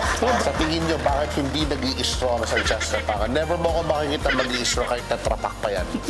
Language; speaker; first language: Filipino; native; Filipino